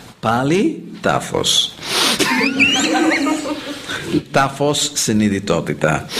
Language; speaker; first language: Greek; non-native, learner; English